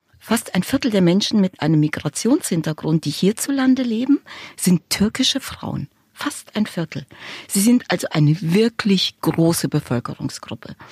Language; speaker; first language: German; native; German